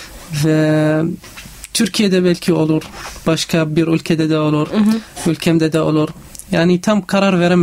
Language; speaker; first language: Turkish; non-native, learner; Arabic